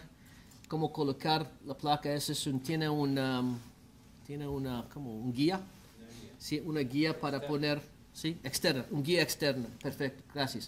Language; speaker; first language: Spanish; non-native, learner; English